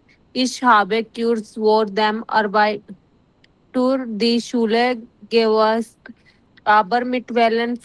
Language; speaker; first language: German; non-native, learner; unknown